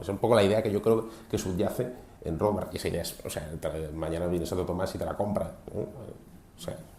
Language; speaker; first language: Spanish; native; Spanish